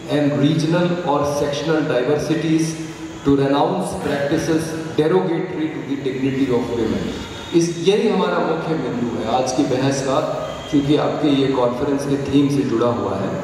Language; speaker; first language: Hindi; native; Hindi